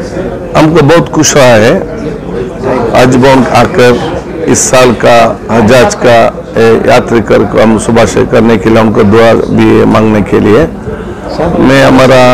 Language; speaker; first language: Hindi; non-native, local second language; Kannada